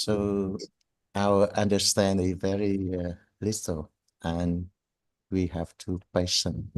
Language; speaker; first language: English; non-native, learner; Vietnamese